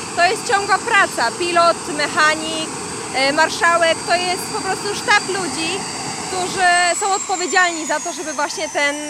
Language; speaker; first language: Polish; native; Polish